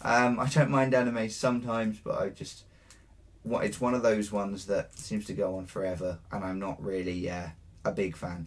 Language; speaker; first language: English; native; English